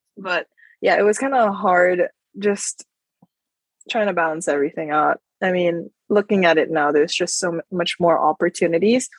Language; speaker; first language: English; non-native, local second language; Filipino